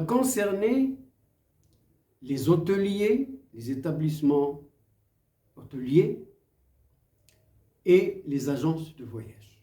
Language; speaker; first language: French; non-native, local second language; Arabic